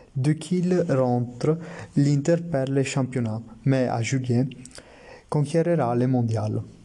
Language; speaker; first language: French; non-native, learner; Italian